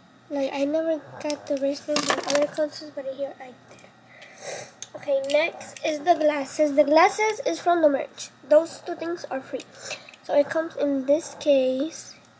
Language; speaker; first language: English; early bilingual, other home language; Spanish